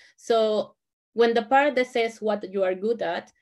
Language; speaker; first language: English; non-native, fluent; Spanish